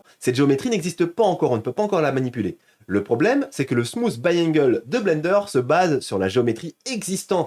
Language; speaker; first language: French; native; French